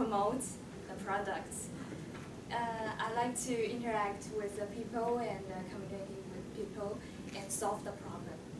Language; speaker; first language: English; non-native, learner; Chinese